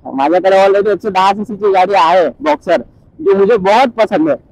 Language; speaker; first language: Hindi; non-native, local second language; Marathi